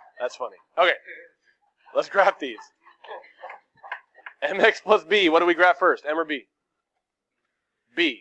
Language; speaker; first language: English; native; English